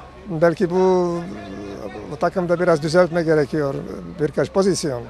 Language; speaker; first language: Turkish; non-native, learner; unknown